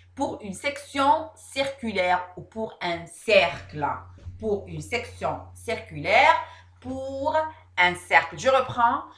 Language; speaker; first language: French; non-native, local second language; Arabic